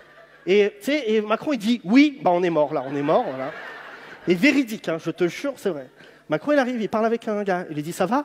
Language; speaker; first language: French; native; French